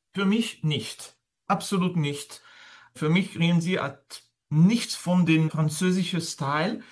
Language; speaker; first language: German; non-native, fluent; French